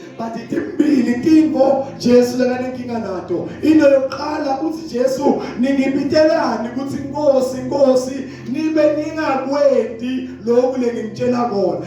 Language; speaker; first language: Zulu; non-native, local second language; Swati